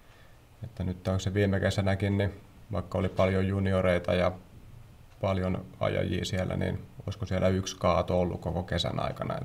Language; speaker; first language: Finnish; native; Finnish